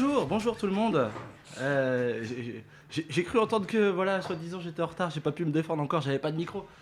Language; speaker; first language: French; native; French